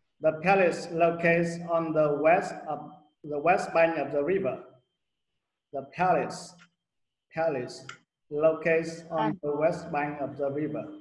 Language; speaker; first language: English; non-native, learner; Vietnamese